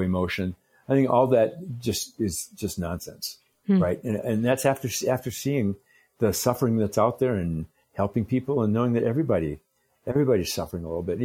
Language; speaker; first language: English; native; English